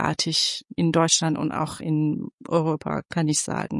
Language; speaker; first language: German; non-native, fluent; Persian